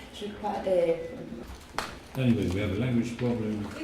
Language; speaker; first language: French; non-native, local second language; Luxembourgish